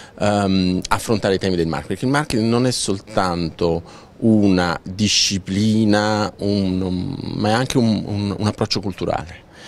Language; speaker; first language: Italian; native; Italian